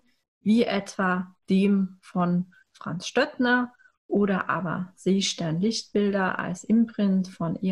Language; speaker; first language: German; native; German